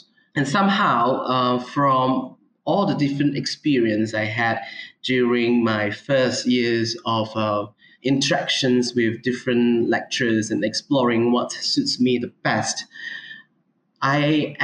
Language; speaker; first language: English; non-native, local second language; Cantonese